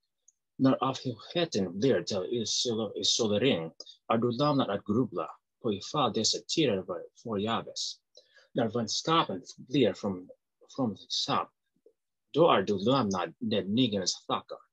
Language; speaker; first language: Swedish; non-native, learner; English